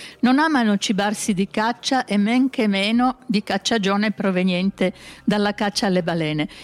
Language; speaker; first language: Italian; native; Italian